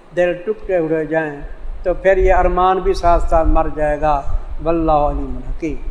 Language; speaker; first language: Urdu; non-native, local second language; Saraiki